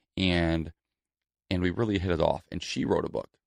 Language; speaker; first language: English; native; English